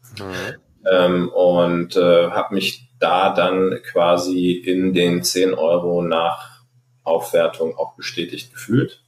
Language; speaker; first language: German; non-native, fluent; Arabic